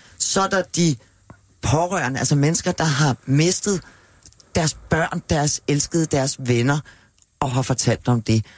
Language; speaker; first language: Danish; native; Danish